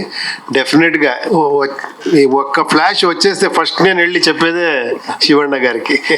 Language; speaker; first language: Telugu; non-native, local second language; Kannada